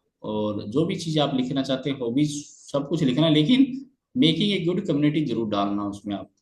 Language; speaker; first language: Hindi; native; Hindi